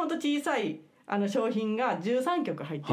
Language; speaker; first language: Japanese; native; Japanese